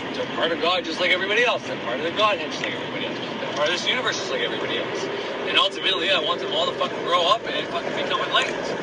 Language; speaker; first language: English; native; English